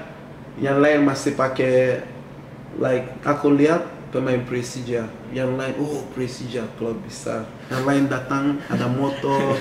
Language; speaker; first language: Indonesian; non-native, fluent; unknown